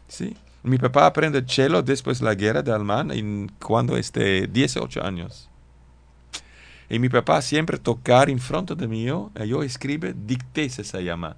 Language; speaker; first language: Spanish; non-native, learner; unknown